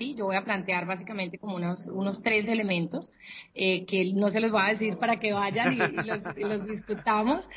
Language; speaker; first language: Spanish; native; Spanish